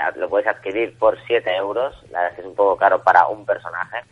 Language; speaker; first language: Spanish; non-native, local second language; Catalan